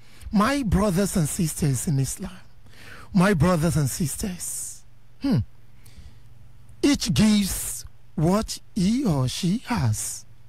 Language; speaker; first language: English; non-native, local second language; Yoruba